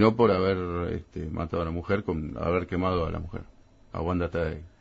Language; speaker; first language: Spanish; native; Spanish